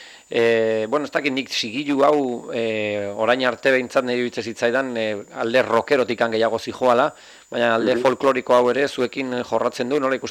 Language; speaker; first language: Basque; native; Basque